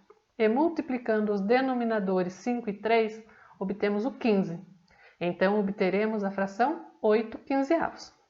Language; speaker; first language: Portuguese; native; Portuguese